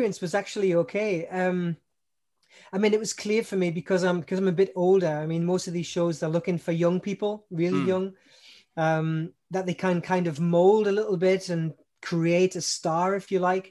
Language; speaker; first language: English; native; English